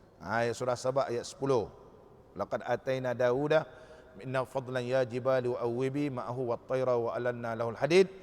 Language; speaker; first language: Malay; native; Malay